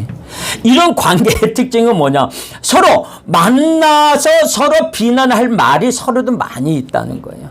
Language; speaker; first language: Korean; native; Korean